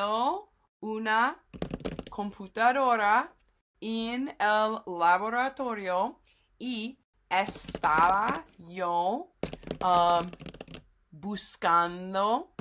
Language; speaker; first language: Spanish; non-native, fluent; English